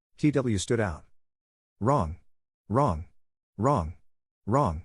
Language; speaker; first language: English; native; English